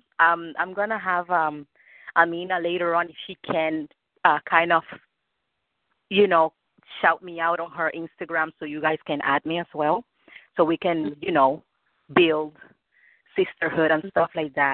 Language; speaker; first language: English; non-native, fluent; Spanish